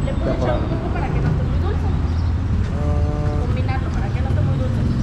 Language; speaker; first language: Spanish; native; Spanish